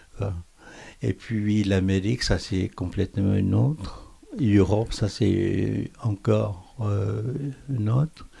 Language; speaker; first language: French; non-native, fluent; Korean